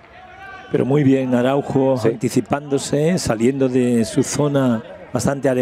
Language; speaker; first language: Spanish; native; Spanish